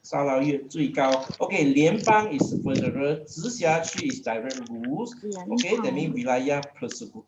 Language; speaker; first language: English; non-native, local second language; Chinese